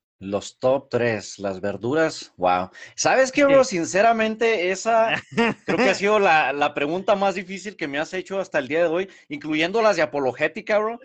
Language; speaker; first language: Spanish; early bilingual, heritage; Spanish